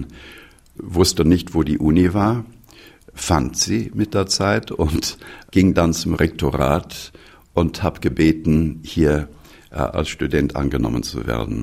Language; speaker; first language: German; non-native, fluent; English